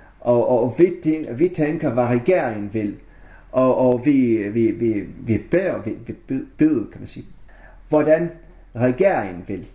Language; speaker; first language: Danish; non-native, learner; Arabic